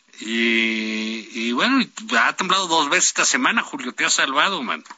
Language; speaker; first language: Spanish; native; Spanish